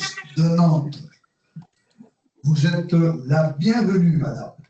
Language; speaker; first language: French; non-native, fluent; Spanish